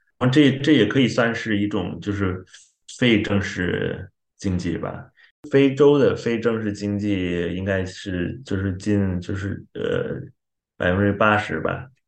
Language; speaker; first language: Chinese; non-native, fluent; Xhosa